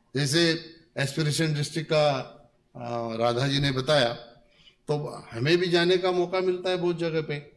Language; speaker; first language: Hindi; non-native, local second language; Marathi